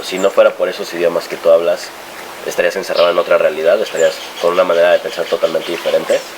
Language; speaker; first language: Spanish; native; Spanish